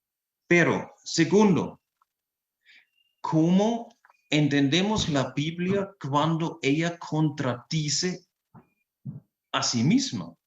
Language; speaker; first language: Spanish; non-native, fluent; German